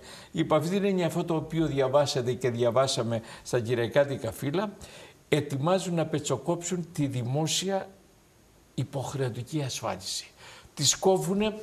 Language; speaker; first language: Greek; native; Greek